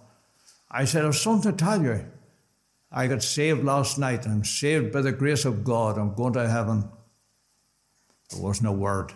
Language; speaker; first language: English; native; English